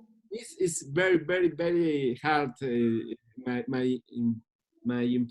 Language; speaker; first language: English; non-native, learner; Spanish